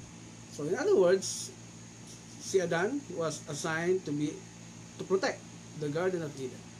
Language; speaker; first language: English; non-native, local second language; Filipino